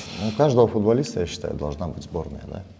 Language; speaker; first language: Russian; native; Russian